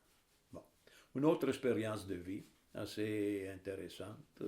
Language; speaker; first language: French; non-native, fluent; Italian